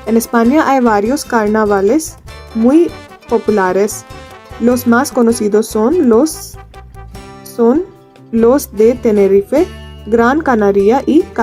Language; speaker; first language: Spanish; non-native, learner; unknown